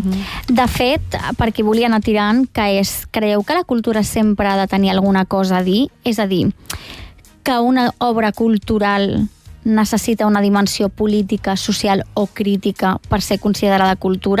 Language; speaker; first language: Catalan; native; Catalan